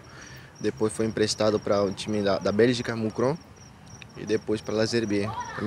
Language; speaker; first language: Portuguese; non-native, fluent; Spanish